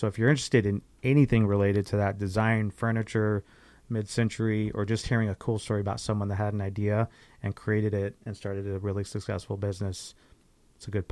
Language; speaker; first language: English; native; English